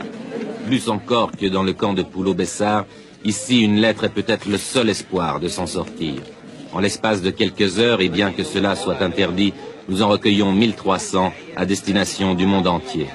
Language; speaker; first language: French; native; French